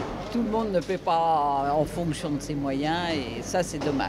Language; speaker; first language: French; native; French